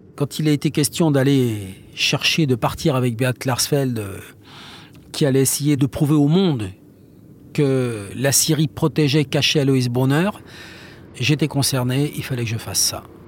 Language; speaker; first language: French; native; French